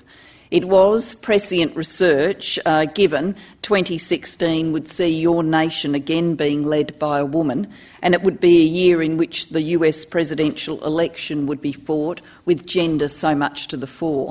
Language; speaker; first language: English; native; English